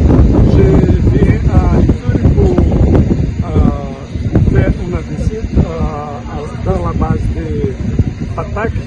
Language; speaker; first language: French; non-native, learner; Spanish